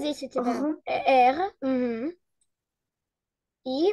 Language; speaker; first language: Russian; native; Russian